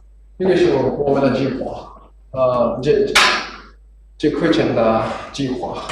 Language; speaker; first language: Chinese; non-native, learner; Japanese